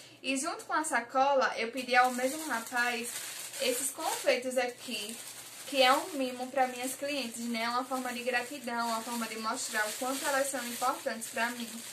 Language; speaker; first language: Portuguese; native; Portuguese